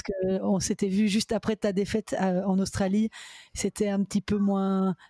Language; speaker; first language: French; native; French